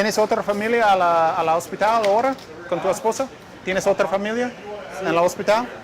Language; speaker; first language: Spanish; non-native, learner; English